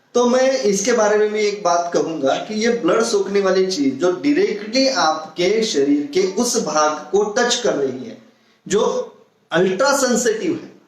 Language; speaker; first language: Hindi; non-native, local second language; Marathi